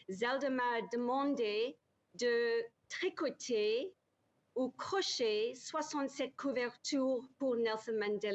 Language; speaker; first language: French; non-native, learner; English